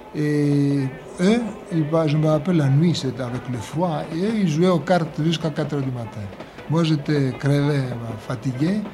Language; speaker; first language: French; non-native, fluent; Greek